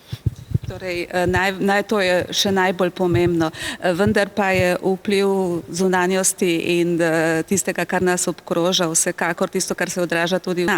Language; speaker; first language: Slovenian; native; Slovenian